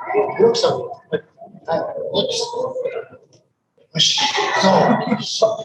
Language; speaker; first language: Japanese; native; Japanese